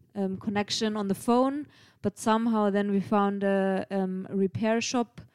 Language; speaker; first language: English; non-native, fluent; German